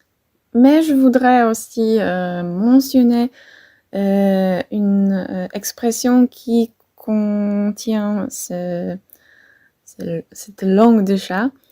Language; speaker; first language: French; non-native, fluent; Polish